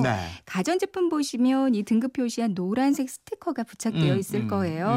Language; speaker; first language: Korean; native; Korean